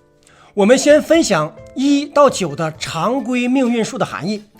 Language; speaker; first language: Chinese; native; Chinese